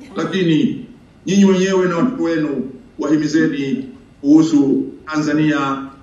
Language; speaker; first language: Swahili; native; Swahili